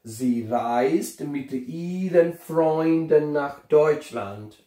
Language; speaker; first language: German; non-native, fluent; Urdu